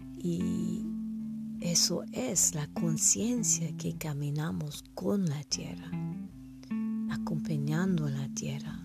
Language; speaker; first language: Spanish; non-native, learner; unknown